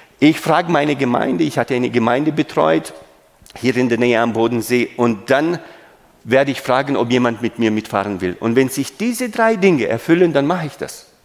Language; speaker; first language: German; non-native, fluent; Romanian